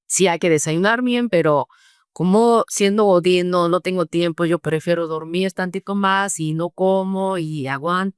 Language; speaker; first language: Spanish; non-native, fluent; Korean